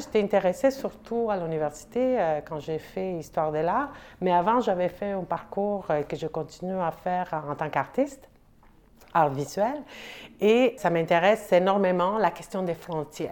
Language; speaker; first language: French; non-native, fluent; Spanish